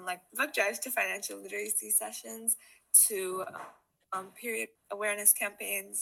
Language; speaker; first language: English; non-native, local second language; Hindi